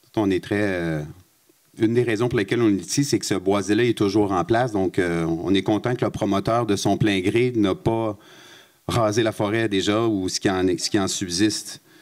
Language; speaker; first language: French; native; French